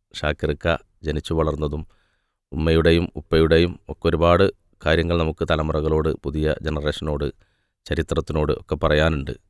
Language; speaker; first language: Malayalam; native; Malayalam